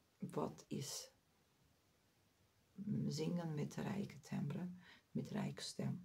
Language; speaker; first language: Dutch; non-native, fluent; Russian